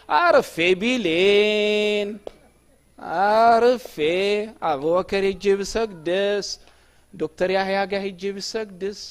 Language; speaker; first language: Amharic; non-native, local second language; Oromo